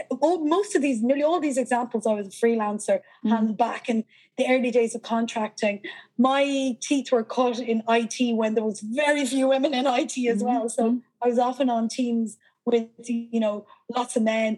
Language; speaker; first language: English; native; English